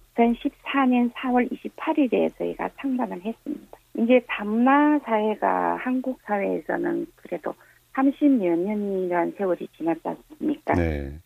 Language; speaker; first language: Korean; early bilingual, heritage; Korean